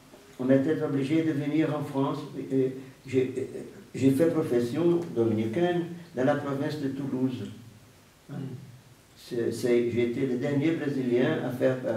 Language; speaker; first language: French; non-native, fluent; Portuguese